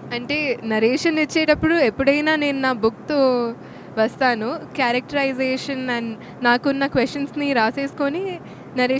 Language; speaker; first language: Telugu; non-native, local second language; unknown